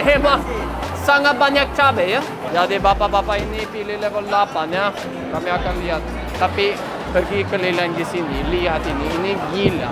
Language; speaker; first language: Indonesian; non-native, fluent; Norwegian